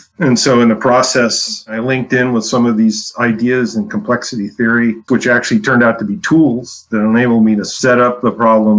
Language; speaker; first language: English; native; English